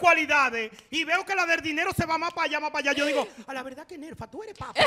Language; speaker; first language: Spanish; native; Spanish